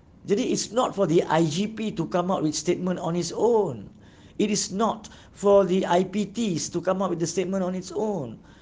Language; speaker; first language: English; non-native, local second language; Malay